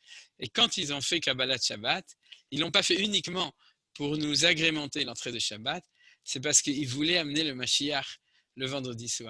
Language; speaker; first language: French; native; French